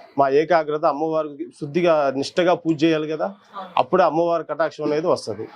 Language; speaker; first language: Telugu; non-native, local second language; Koya